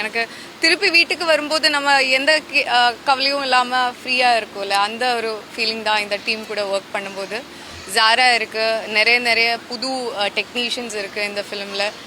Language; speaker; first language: Tamil; non-native, fluent; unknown